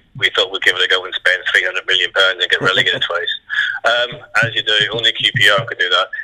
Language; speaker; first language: English; native; English